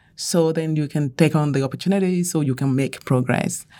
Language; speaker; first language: English; non-native, local second language; Yoruba